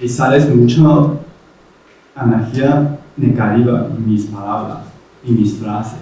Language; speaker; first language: Spanish; non-native, fluent; Chinese